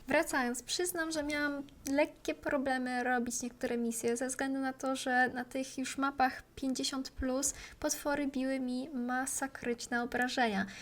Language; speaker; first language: Polish; native; Polish